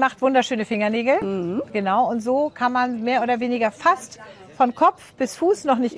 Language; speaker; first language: German; native; German